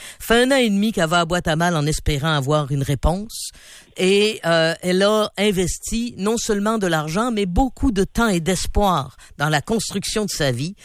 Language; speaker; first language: French; native; French